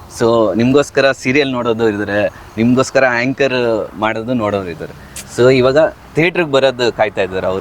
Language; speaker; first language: Kannada; native; Kannada